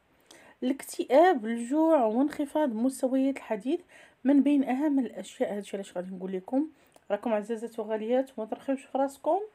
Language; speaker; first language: Arabic; native; Arabic